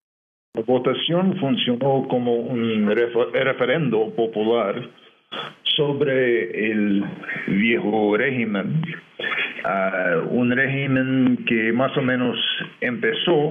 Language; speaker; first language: Spanish; non-native, fluent; English